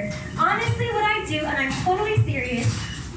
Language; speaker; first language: English; native; English